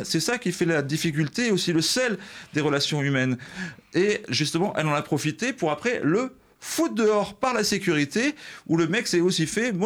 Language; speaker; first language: French; native; French